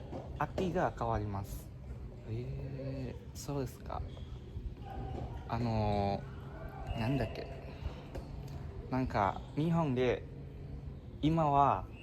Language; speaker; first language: Japanese; non-native, learner; Indonesian